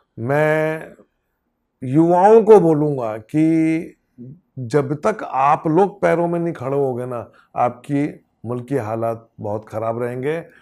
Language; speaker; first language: Hindi; native; Hindi